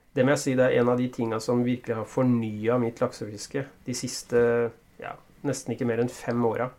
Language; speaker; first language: Norwegian; native; Norwegian